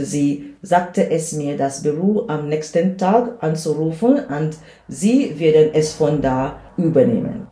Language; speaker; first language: German; non-native, learner; English